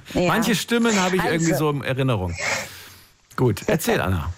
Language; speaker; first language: German; native; German